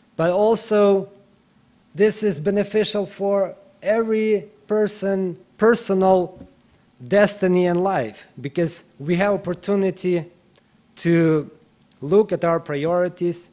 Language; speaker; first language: English; non-native, fluent; Ukrainian